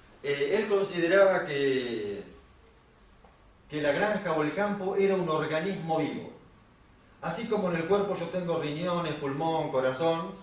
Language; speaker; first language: Spanish; native; Spanish